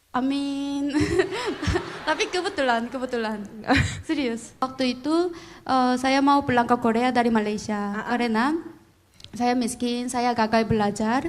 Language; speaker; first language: Indonesian; non-native, fluent; Korean